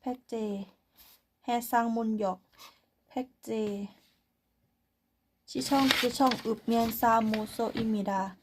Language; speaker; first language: Korean; non-native, learner; Thai